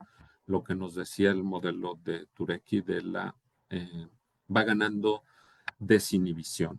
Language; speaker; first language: Spanish; native; Spanish